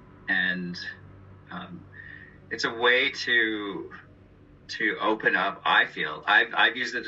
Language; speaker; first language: English; native; English